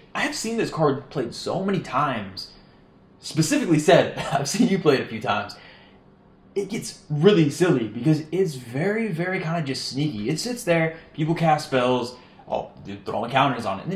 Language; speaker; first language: English; native; English